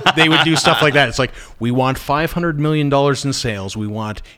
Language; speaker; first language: English; native; English